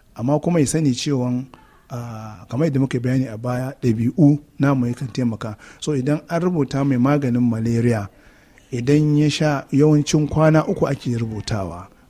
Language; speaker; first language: Hausa; native; Hausa